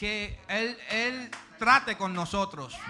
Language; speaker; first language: Spanish; early bilingual, heritage; Spanish